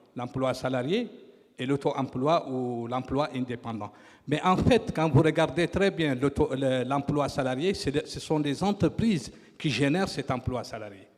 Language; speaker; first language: French; non-native, local second language; Arabic